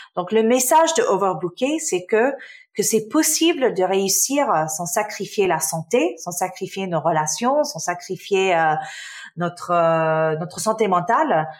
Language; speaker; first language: French; early bilingual, other home language; Arabic